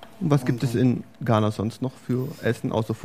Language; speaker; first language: German; native; German